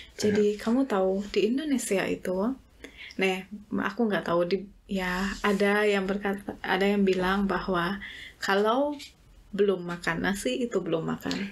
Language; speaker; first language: Indonesian; native; Indonesian